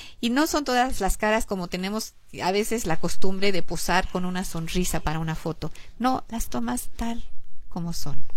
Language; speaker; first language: Spanish; native; Spanish